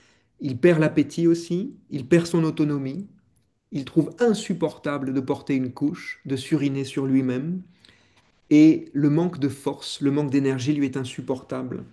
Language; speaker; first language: French; native; French